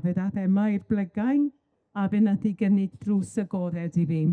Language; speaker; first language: Welsh; native; Welsh